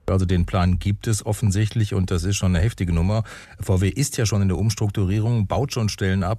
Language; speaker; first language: German; native; German